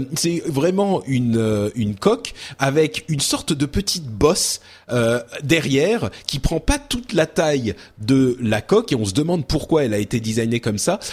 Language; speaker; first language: French; early bilingual, other home language; Arabic